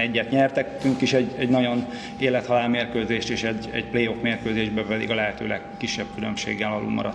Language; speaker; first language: Hungarian; native; Hungarian